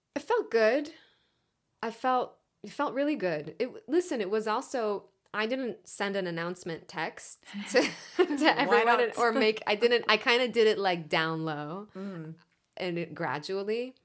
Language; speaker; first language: English; non-native, fluent; Hebrew